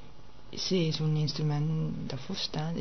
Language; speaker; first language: Catalan; non-native, fluent; Japanese